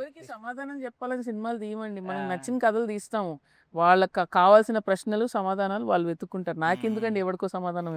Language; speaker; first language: Telugu; native; Telugu